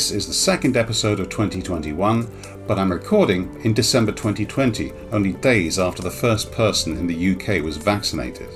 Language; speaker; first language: English; native; English